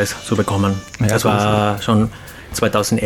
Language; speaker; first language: German; non-native, fluent; Spanish